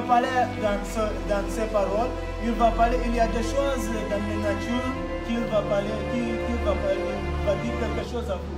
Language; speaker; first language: French; non-native, learner; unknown